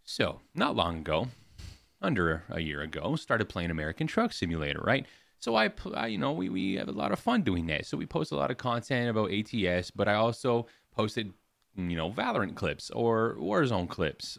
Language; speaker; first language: English; native; English